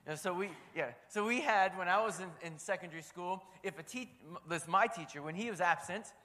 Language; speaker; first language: English; native; English